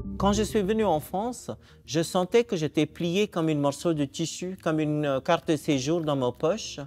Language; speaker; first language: French; non-native, fluent; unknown